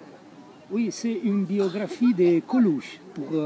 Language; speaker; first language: French; non-native, fluent; Italian